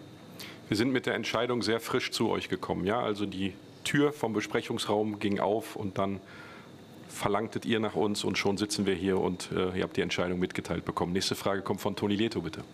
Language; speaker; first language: German; native; German